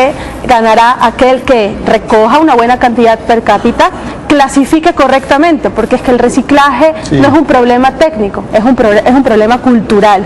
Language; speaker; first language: Spanish; native; Spanish